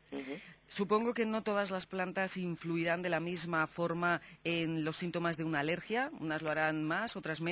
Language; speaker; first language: Spanish; native; Spanish